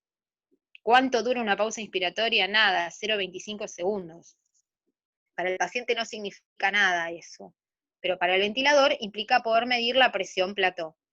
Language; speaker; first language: Spanish; native; Spanish